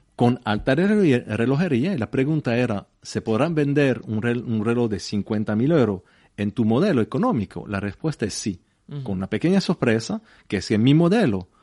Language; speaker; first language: Spanish; non-native, fluent; French